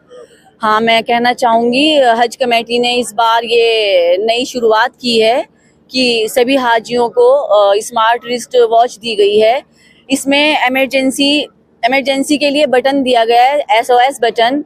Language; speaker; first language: Hindi; native; Hindi